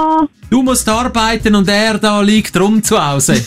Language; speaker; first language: German; native; German